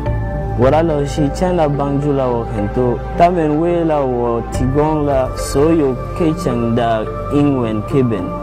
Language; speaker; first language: Chinese; non-native, fluent; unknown